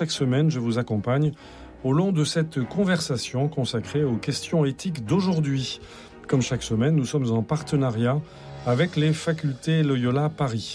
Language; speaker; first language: French; native; French